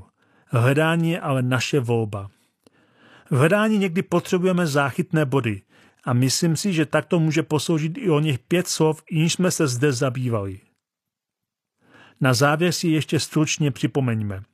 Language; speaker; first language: Czech; native; Czech